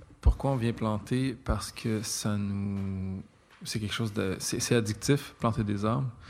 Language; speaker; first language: French; native; French